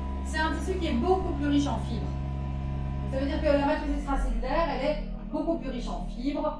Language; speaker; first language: French; native; French